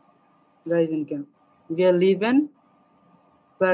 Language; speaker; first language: German; non-native, learner; Bangla